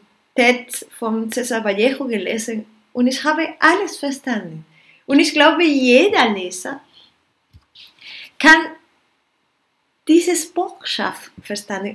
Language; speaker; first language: German; non-native, learner; Spanish